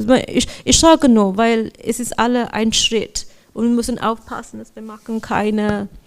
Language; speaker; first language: German; non-native, learner; English